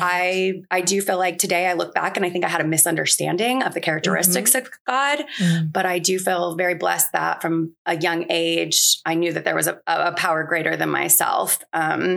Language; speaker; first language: English; native; English